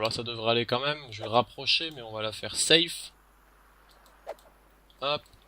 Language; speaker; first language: French; native; French